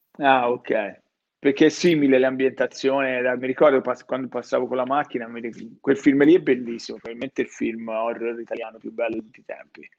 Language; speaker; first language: Italian; native; Italian